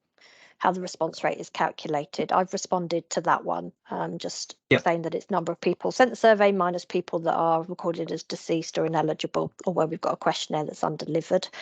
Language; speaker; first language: English; native; English